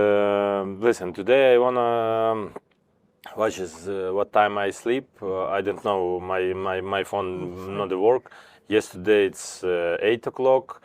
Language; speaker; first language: English; non-native, learner; Ukrainian